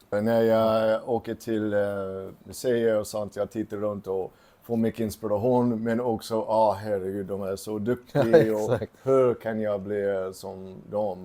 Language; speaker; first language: Swedish; non-native, fluent; English